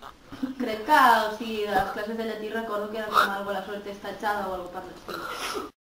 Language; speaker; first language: Catalan; native; Catalan